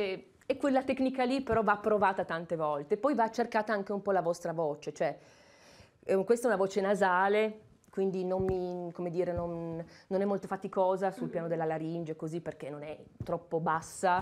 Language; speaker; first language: Italian; native; Italian